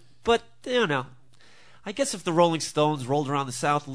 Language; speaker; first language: English; native; English